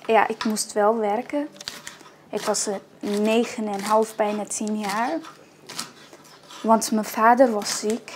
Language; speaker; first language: Dutch; non-native, learner; Arabic